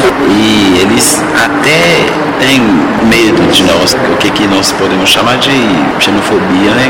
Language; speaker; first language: Portuguese; non-native, fluent; Haitian Creole